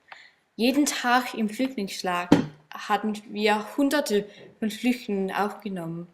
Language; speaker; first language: German; non-native, learner; Danish